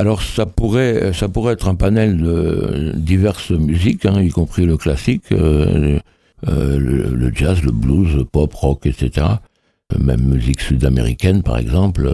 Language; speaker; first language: French; native; French